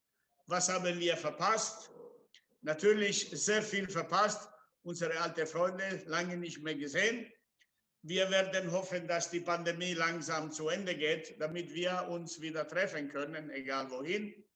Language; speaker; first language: German; non-native, fluent; Italian